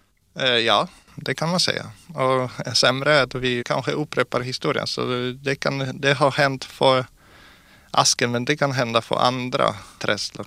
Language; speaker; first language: Swedish; non-native, fluent; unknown